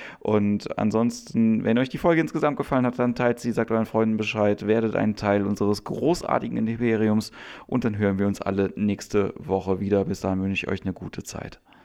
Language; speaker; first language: German; native; German